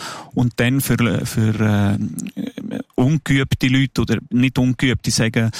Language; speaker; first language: German; native; German